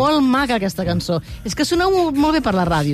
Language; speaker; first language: Catalan; native; Catalan